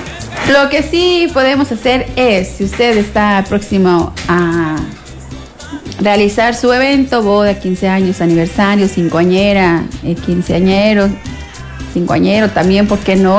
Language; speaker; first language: Spanish; native; Spanish